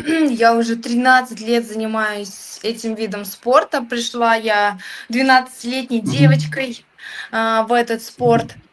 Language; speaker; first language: Russian; native; Russian